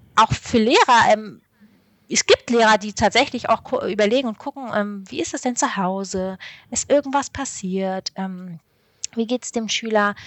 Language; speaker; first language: German; early bilingual, other home language; Arabic